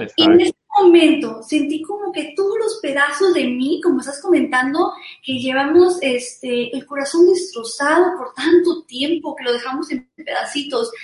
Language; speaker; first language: Spanish; early bilingual, heritage; Spanish